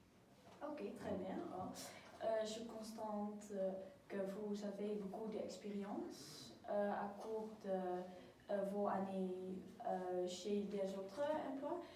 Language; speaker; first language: French; non-native, learner; Dutch